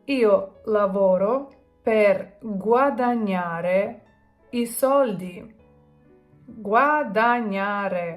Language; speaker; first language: Italian; non-native, fluent; Ukrainian